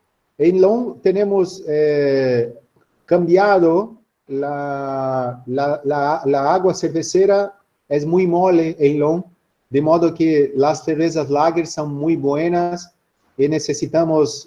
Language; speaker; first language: Spanish; non-native, learner; Portuguese